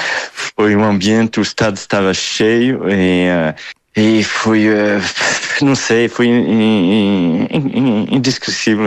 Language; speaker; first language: Portuguese; early bilingual, heritage; Portuguese